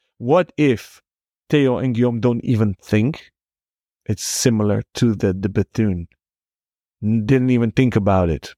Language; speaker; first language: English; non-native, fluent; Hebrew